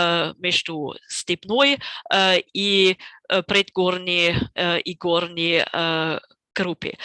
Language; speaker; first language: Russian; non-native, fluent; German